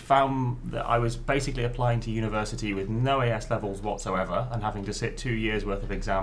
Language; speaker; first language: English; native; English